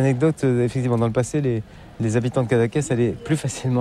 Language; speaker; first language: French; native; French